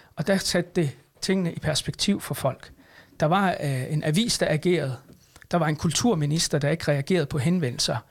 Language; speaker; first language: Danish; early bilingual, other home language; Arabic